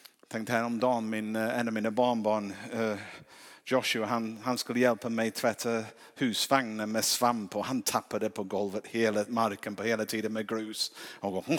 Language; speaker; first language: Swedish; non-native, fluent; English